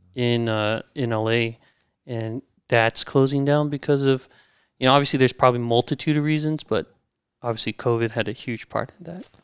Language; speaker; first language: English; native; English